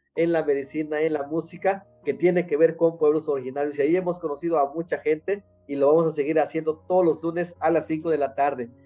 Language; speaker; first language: Spanish; non-native, local second language; Nahuatl languages